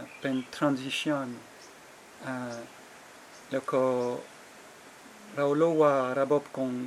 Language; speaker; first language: Thai; non-native, fluent; French